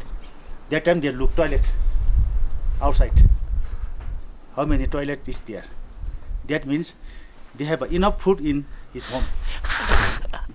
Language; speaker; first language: English; non-native, learner; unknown